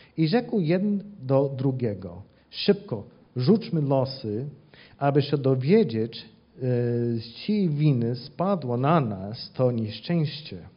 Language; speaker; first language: Polish; non-native, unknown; English